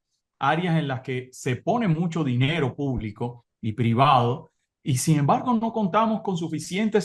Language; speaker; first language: Spanish; native; Spanish